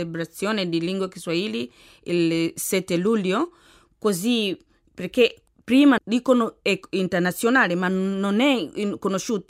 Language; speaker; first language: Italian; non-native, fluent; Swahili